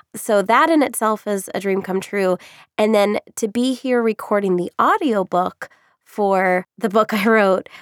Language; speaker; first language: English; native; English